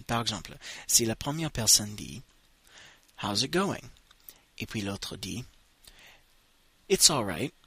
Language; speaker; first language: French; non-native, fluent; English